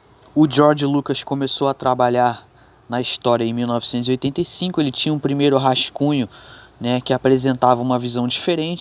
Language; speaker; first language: Portuguese; native; Portuguese